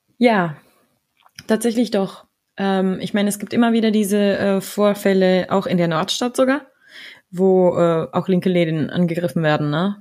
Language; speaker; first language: German; early bilingual, other home language; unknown